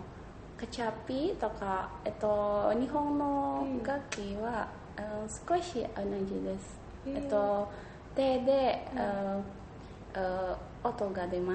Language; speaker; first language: Japanese; non-native, learner; Indonesian